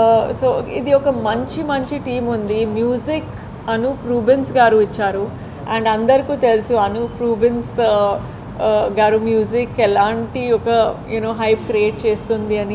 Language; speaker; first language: Telugu; non-native, fluent; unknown